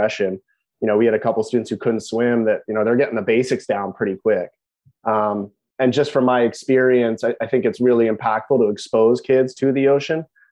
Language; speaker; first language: English; native; English